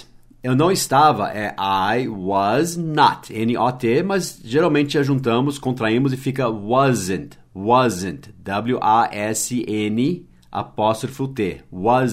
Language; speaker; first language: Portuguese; non-native, fluent; English